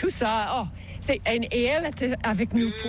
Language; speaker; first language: French; non-native, local second language; English